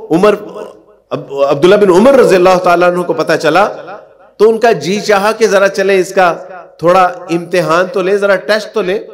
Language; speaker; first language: Urdu; non-native, local second language; Punjabi